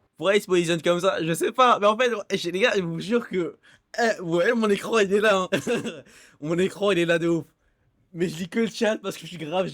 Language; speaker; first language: French; native; French